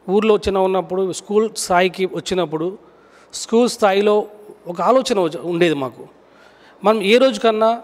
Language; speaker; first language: Telugu; native; Telugu